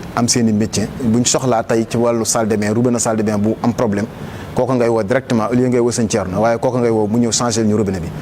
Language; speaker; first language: Wolof; native; Wolof